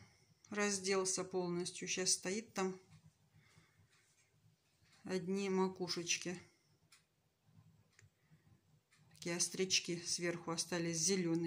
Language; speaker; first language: Russian; native; Russian